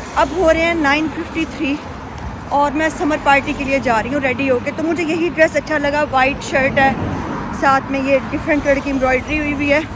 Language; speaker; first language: Urdu; native; Urdu